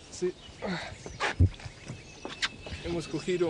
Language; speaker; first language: Spanish; non-native, fluent; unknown